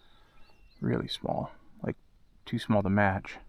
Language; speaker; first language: English; native; English